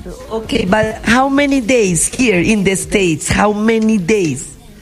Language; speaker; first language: English; non-native, learner; Spanish